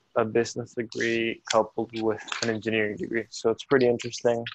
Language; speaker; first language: English; non-native, fluent; Spanish